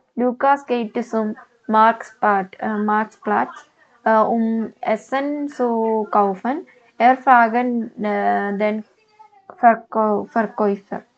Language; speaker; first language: German; non-native, learner; Malayalam